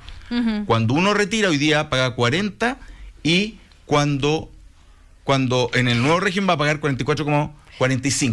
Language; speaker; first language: Spanish; native; Spanish